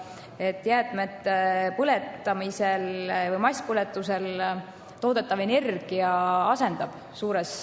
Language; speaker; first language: Estonian; native; Estonian